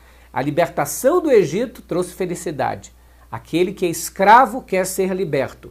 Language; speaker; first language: Portuguese; native; Portuguese